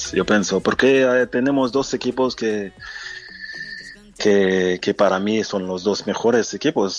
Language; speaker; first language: Spanish; non-native, fluent; French